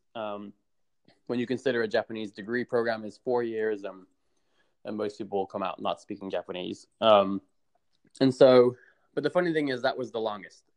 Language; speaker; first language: English; native; English